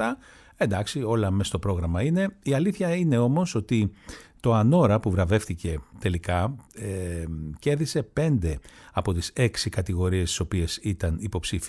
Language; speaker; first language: Greek; native; Greek